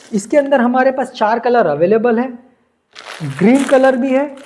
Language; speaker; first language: Hindi; non-native, local second language; Gujarati